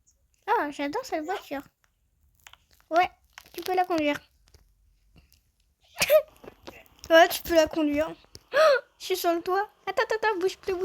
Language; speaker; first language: French; native; French